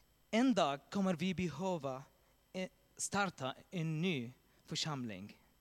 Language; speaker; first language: Swedish; non-native, learner; Arabic